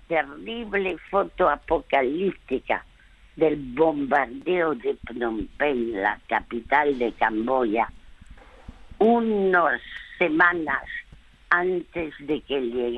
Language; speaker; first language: Spanish; early bilingual, other home language; French